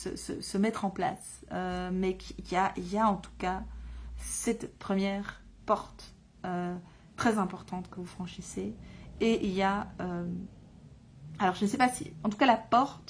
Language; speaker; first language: French; native; French